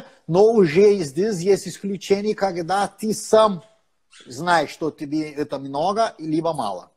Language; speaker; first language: Russian; non-native, fluent; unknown